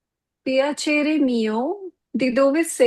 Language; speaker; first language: Italian; non-native, learner; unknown